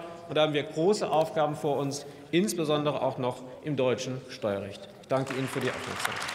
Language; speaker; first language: German; native; German